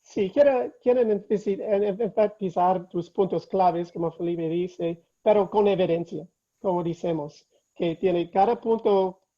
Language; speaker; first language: Spanish; non-native, fluent; English